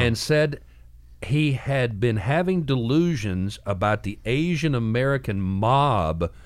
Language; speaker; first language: English; native; English